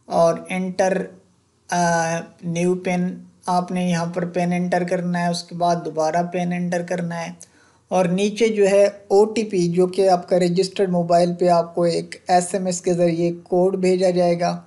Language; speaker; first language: Hindi; non-native, local second language; Punjabi